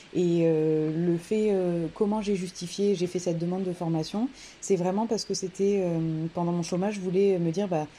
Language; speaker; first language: French; native; French